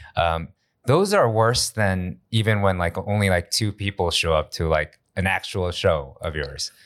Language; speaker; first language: English; native; English